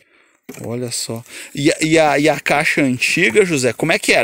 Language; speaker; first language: Portuguese; native; Portuguese